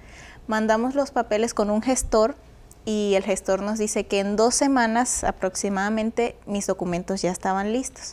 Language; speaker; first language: Spanish; native; Spanish